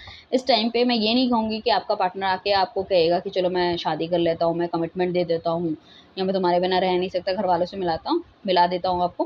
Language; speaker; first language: Hindi; native; Hindi